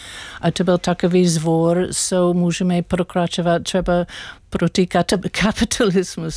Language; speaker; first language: Czech; non-native, learner; English